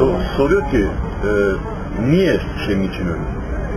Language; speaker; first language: Turkish; early bilingual, heritage; Turkish